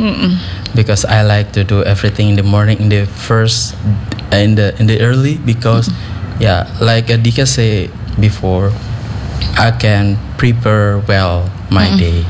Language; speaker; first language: English; non-native, learner; Indonesian